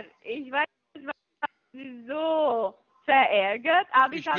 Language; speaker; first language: German; non-native, fluent; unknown